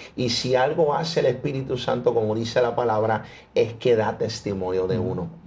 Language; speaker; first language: Spanish; early bilingual, heritage; Spanish